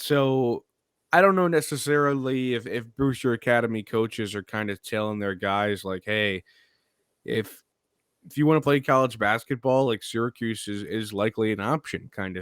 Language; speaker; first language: English; native; English